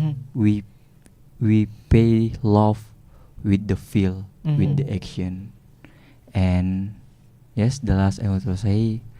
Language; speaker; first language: English; non-native, learner; Indonesian